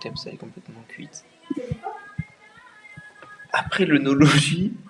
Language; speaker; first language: French; native; French